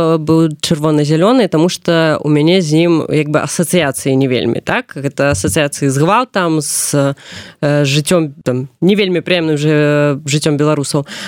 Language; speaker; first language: Belarusian; non-native, local second language; Russian